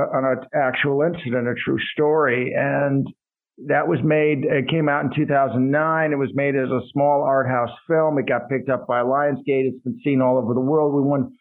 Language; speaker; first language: English; native; English